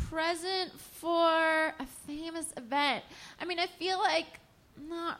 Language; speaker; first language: English; native; English